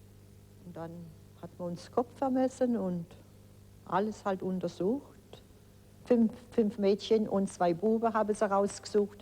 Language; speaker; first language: German; early bilingual, other home language; Polish